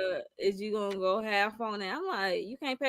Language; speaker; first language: English; native; English